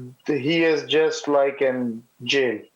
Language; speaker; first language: English; non-native, learner; Pashto